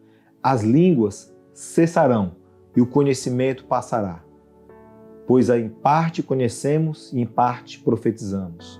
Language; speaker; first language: Portuguese; native; Portuguese